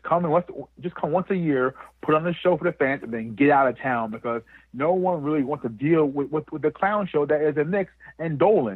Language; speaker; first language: English; native; English